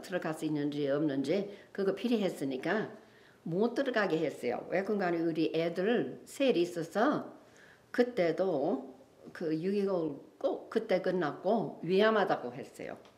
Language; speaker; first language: Korean; non-native, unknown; English